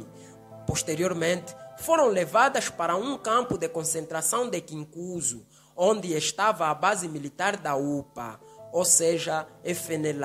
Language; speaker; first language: Portuguese; native; Portuguese